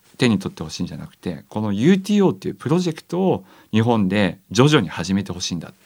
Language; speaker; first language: Japanese; native; Japanese